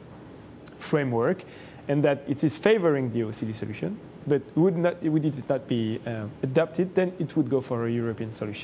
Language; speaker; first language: English; non-native, fluent; French